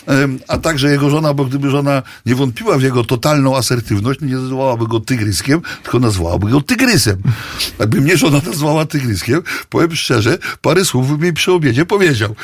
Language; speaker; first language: Polish; native; Polish